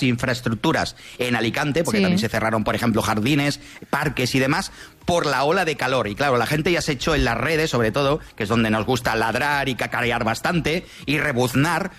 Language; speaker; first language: Spanish; native; Spanish